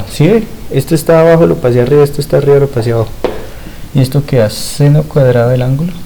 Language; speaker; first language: Spanish; native; Spanish